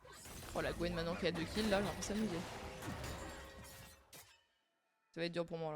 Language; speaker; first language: French; native; French